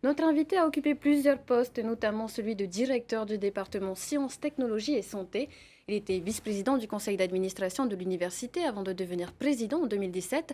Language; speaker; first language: French; native; French